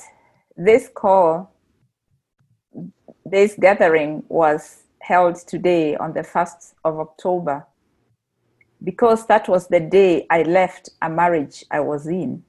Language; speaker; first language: English; non-native, local second language; Meru